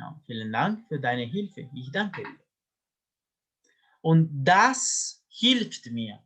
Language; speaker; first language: German; non-native, fluent; Spanish